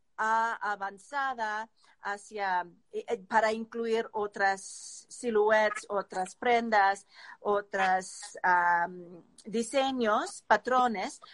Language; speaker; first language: Spanish; non-native, learner; English